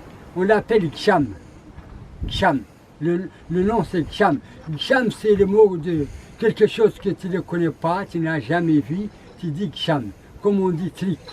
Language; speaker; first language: French; non-native, learner; Arabic